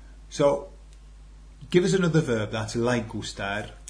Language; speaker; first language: English; native; English